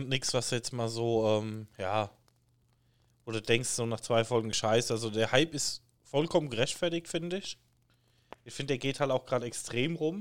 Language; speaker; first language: German; native; German